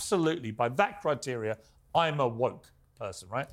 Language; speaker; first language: English; native; English